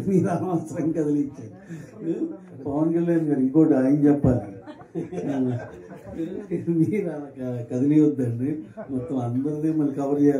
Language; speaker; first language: Telugu; native; Telugu